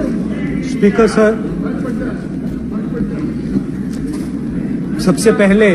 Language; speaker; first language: Hindi; native; Hindi